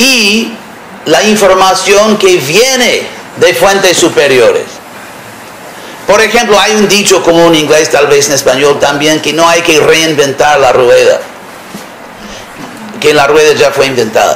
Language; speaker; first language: Spanish; non-native, fluent; English